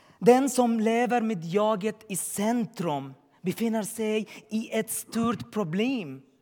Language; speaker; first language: Swedish; non-native, learner; Arabic